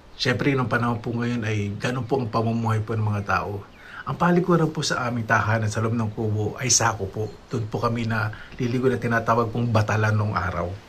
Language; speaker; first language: Filipino; native; Filipino